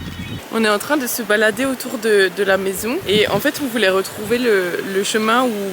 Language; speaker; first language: French; native; French